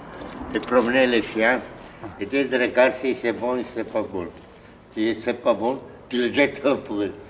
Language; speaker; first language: French; non-native, learner; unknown